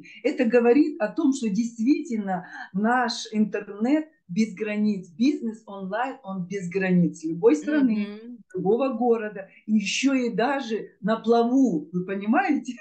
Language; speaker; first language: Russian; native; Russian